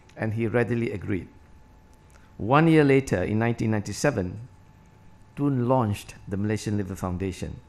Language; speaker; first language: English; non-native, local second language; Malay